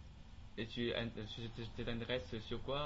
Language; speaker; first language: French; non-native, learner; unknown